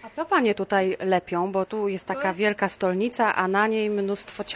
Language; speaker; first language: Polish; native; Polish